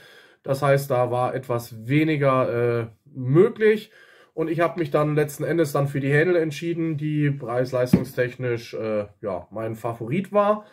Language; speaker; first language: German; native; German